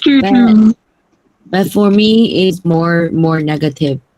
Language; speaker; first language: English; non-native, learner; Chinese